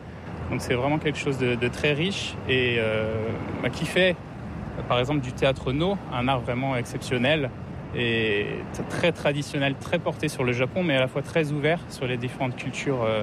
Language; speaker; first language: French; native; French